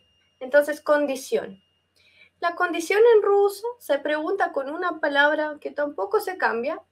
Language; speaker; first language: Spanish; non-native, fluent; Russian